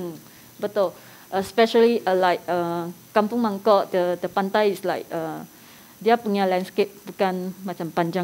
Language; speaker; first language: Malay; non-native, local second language; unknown